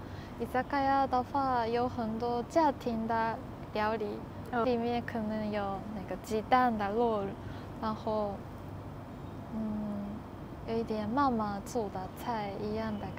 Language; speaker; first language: Chinese; non-native, learner; Japanese